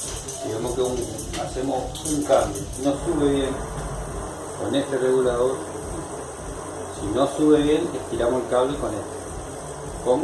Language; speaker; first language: Spanish; native; Spanish